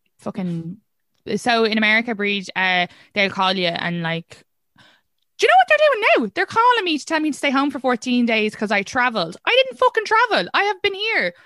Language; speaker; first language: English; native; English